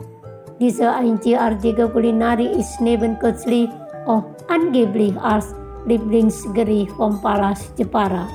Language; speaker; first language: German; non-native, fluent; Indonesian